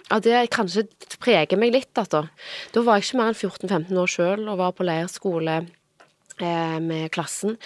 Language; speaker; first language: Norwegian; native; Norwegian